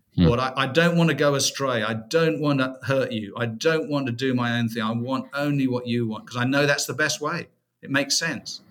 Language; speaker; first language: English; native; English